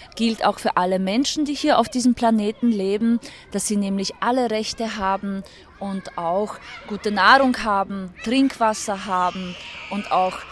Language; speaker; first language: German; early bilingual, other home language; Polish